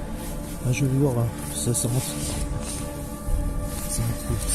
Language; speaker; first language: French; native; French